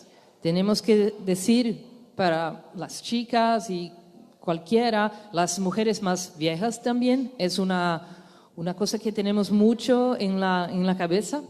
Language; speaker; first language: Spanish; non-native, learner; Portuguese